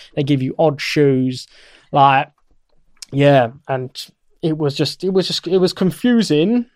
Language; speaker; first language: English; native; English